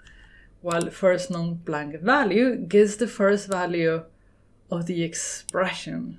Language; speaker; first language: English; non-native, fluent; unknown